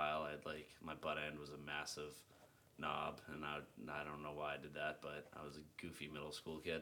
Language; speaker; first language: English; native; English